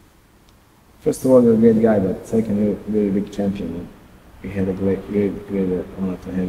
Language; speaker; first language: English; non-native, learner; Serbian